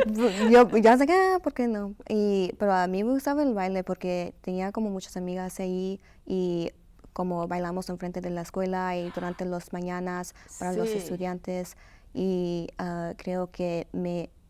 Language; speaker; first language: Spanish; early bilingual, heritage; Spanish